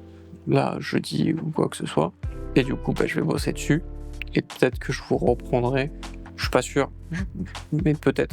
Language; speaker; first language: French; native; French